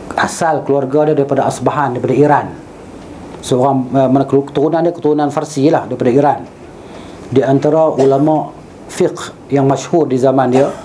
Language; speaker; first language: Malay; native; Malay